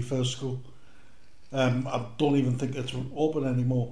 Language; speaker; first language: English; native; English